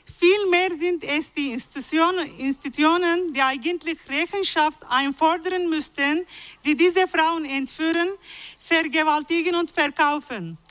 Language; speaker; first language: German; non-native, fluent; Arabic